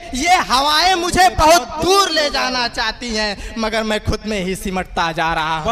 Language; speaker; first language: Hindi; native; Hindi